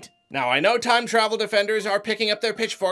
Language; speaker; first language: English; native; English